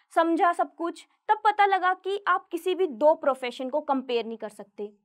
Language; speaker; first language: Hindi; native; Hindi